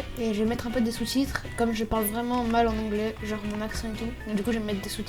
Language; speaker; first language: French; native; French